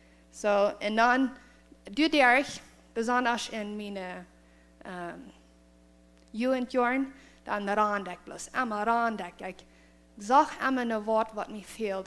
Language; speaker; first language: German; non-native, learner; Plautdietsch